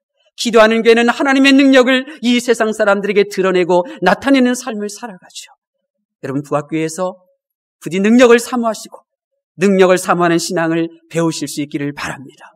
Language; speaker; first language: Korean; native; Korean